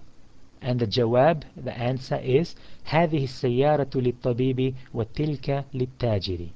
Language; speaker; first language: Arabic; non-native, fluent; English